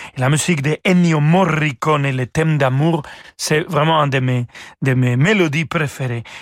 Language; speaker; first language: French; non-native, fluent; Spanish